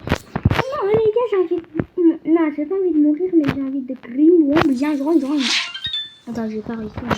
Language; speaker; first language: French; native; French